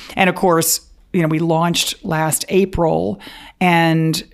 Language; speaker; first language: English; native; English